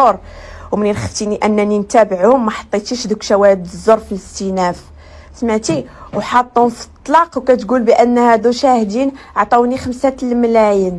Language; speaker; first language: Arabic; native; Arabic